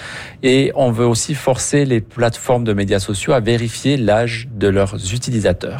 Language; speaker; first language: French; native; French